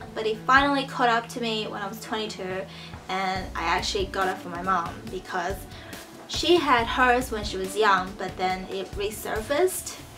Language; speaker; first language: English; early bilingual, other home language; Chinese